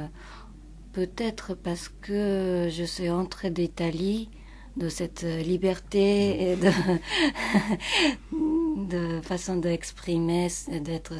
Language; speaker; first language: French; non-native, fluent; Japanese